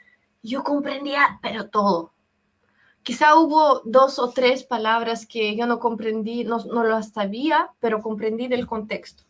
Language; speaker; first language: Spanish; non-native, fluent; Russian